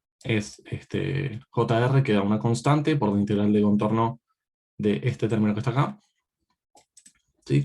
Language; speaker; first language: Spanish; native; Spanish